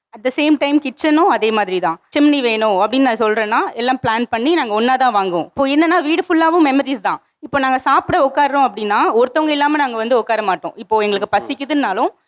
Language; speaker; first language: Tamil; native; Tamil